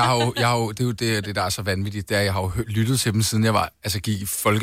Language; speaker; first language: Danish; native; Danish